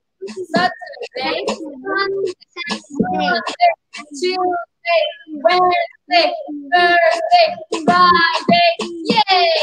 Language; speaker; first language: English; non-native, fluent; Turkish